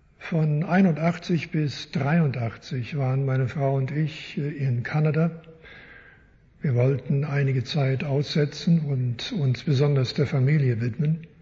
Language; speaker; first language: German; early bilingual, heritage; German